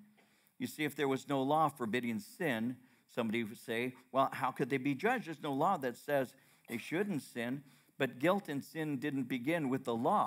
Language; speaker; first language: English; native; English